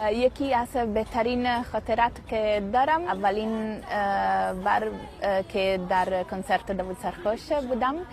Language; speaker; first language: Persian; non-native, learner; Italian